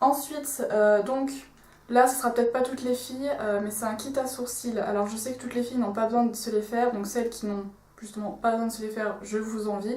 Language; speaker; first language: French; native; French